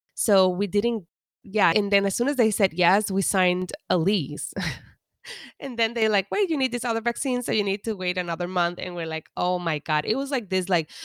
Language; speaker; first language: English; non-native, fluent; Spanish